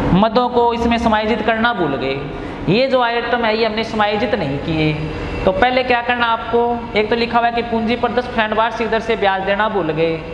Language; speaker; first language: Hindi; native; Hindi